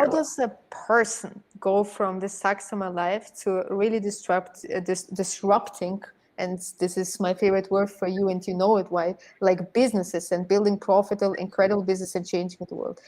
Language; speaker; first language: English; non-native, fluent; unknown